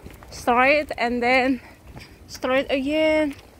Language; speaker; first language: English; non-native, learner; Indonesian